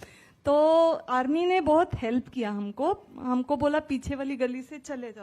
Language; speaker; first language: Hindi; non-native, local second language; Punjabi